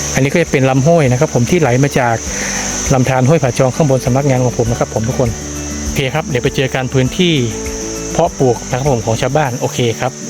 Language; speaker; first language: Thai; native; Thai